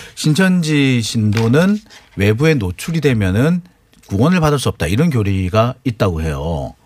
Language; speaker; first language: Korean; native; Korean